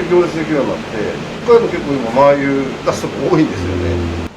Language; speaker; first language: Japanese; native; Japanese